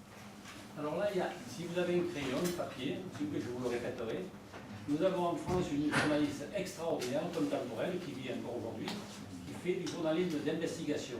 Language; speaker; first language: French; native; French